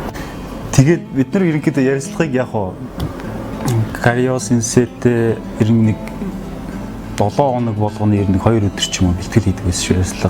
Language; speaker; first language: Mongolian; native; Mongolian